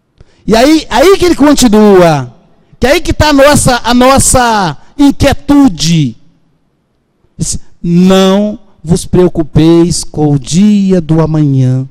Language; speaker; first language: Portuguese; native; Portuguese